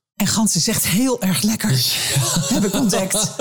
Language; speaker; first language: Dutch; native; Dutch